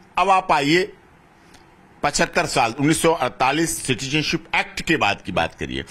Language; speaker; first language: Hindi; native; Hindi